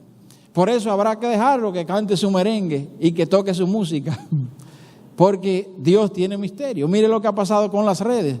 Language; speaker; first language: Spanish; native; Spanish